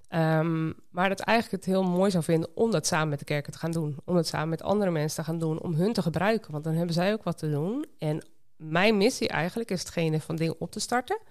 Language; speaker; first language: Dutch; native; Dutch